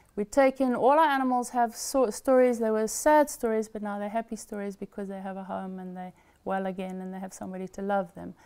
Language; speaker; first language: English; native; English